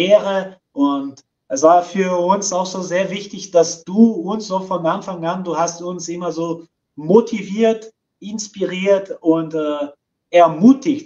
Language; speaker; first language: German; non-native, fluent; Portuguese